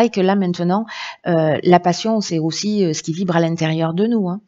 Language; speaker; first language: French; native; French